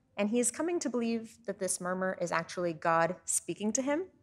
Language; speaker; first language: English; native; English